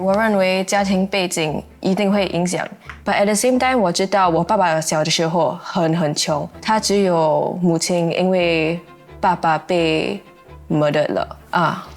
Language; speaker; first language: Chinese; non-native, local second language; English